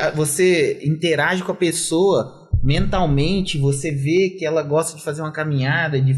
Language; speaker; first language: Portuguese; native; Portuguese